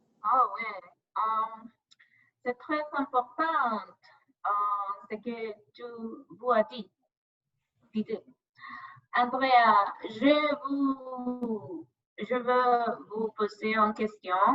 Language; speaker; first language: French; non-native, learner; Spanish